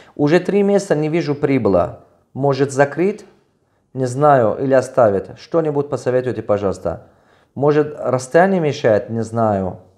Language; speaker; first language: Russian; non-native, local second language; Tajik